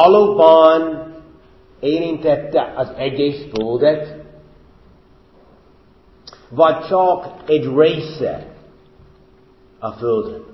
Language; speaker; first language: Hungarian; non-native, fluent; English